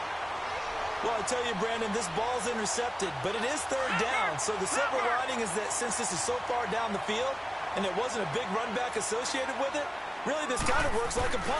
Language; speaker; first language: English; native; English